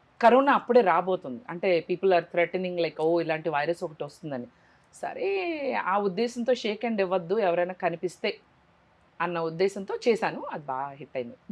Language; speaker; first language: Telugu; native; Telugu